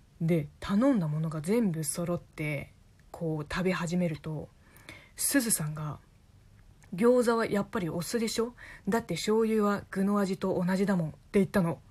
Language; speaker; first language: Japanese; non-native, fluent; Chinese